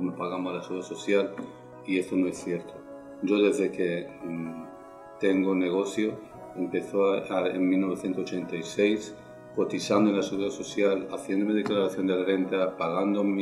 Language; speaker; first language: Spanish; non-native, fluent; Persian